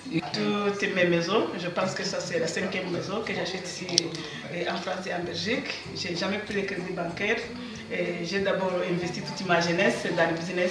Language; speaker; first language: French; non-native, local second language; Kinyarwanda